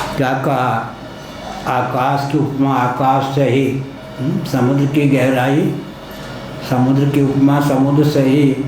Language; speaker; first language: Hindi; non-native, local second language; Maithili